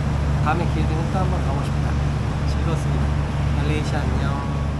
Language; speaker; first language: Korean; native; Korean